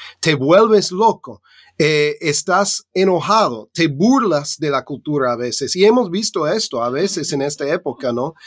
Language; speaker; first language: Spanish; non-native, fluent; English